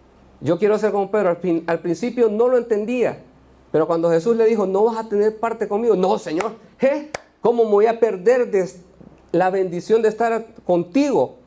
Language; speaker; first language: Spanish; native; Spanish